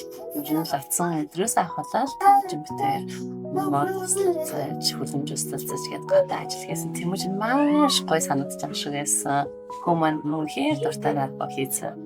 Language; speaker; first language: Mongolian; native; Mongolian